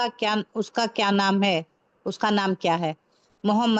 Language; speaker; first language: Hindi; native; Hindi